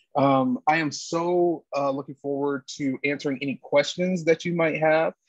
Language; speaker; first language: English; native; English